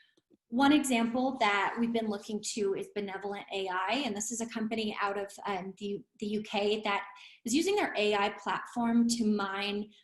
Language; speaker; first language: English; native; English